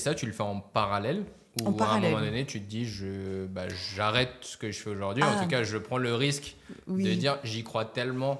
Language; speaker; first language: French; native; French